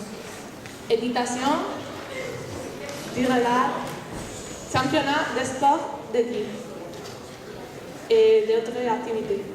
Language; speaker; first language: French; non-native, learner; Spanish